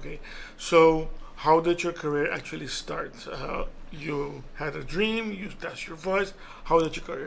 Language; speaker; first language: English; non-native, local second language; Papiamento